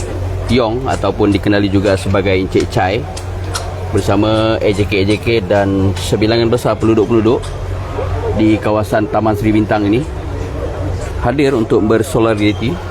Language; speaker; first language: Malay; native; Malay